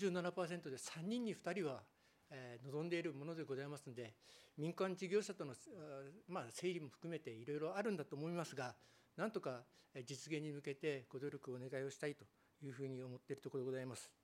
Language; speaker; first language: Japanese; native; Japanese